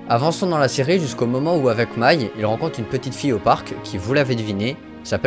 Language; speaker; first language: French; native; French